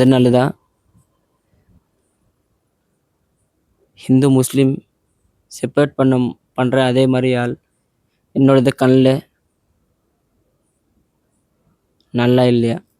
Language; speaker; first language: Tamil; non-native, learner; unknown